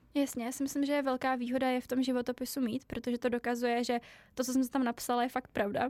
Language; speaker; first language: Czech; native; Czech